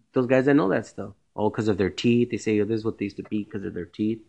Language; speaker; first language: English; early bilingual, other home language; Spanish